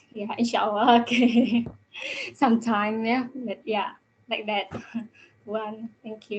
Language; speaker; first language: English; non-native, learner; Indonesian